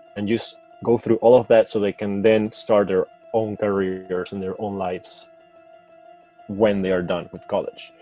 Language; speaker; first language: English; non-native, fluent; Spanish